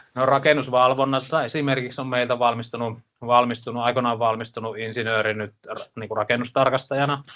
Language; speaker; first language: Finnish; native; Finnish